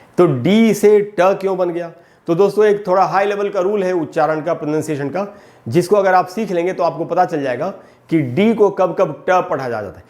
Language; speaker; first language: Hindi; native; Hindi